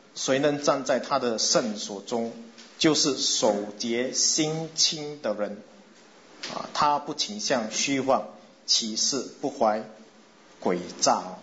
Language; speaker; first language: Chinese; non-native, local second language; English